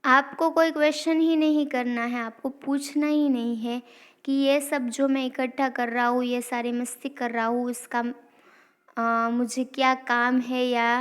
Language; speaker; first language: Hindi; non-native, local second language; Gujarati